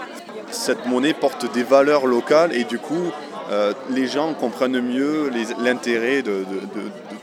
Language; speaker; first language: French; native; French